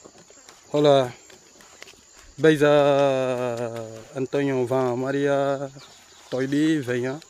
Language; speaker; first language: Vietnamese; non-native, learner; Portuguese